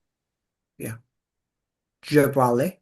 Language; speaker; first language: French; non-native, learner; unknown